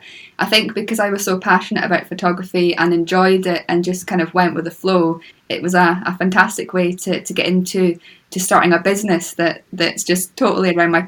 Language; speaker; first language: English; native; English